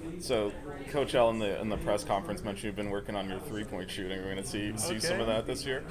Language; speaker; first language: English; native; English